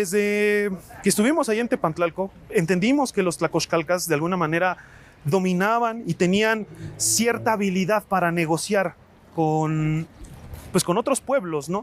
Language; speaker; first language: Spanish; native; Spanish